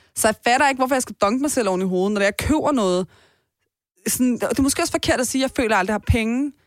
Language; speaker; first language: Danish; early bilingual, other home language; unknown